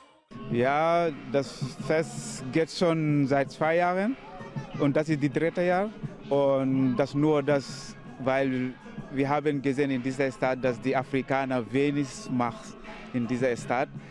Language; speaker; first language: German; non-native, learner; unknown